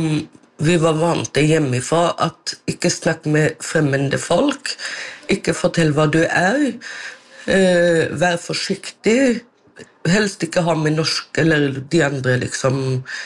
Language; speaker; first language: Norwegian; non-native, local second language; Romany